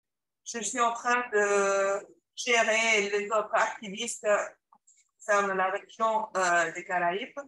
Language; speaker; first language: French; non-native, learner; English